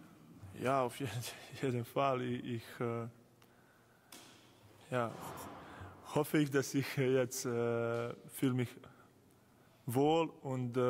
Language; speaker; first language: German; non-native, learner; Croatian